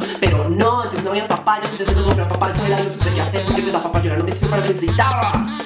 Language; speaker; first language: Spanish; native; Spanish